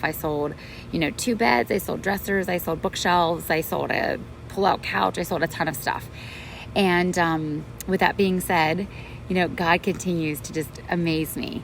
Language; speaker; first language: English; native; English